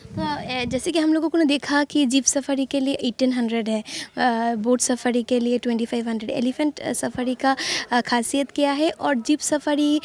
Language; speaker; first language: Hindi; non-native, local second language; Bangla